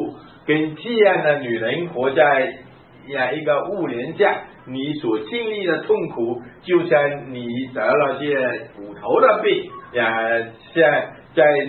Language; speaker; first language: Chinese; native; Chinese